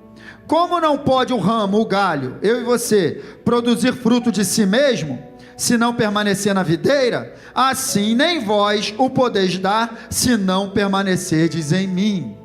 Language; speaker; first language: Portuguese; native; Portuguese